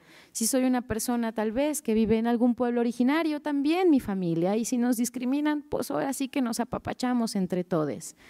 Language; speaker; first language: Spanish; native; Spanish